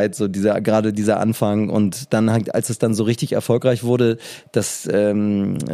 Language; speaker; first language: German; native; German